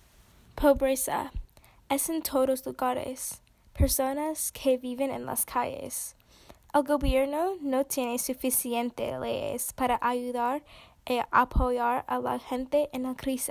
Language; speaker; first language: Spanish; non-native, learner; English